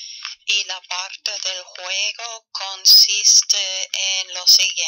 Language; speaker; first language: Spanish; non-native, fluent; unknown